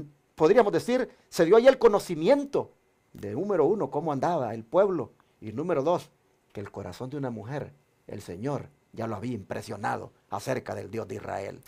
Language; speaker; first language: Spanish; native; Spanish